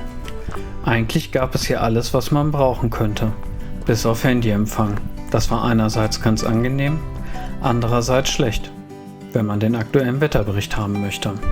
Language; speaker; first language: German; native; German